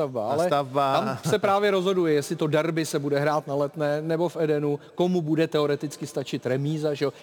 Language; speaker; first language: Czech; native; Czech